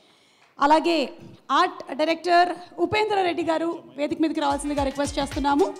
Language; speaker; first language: Telugu; native; Telugu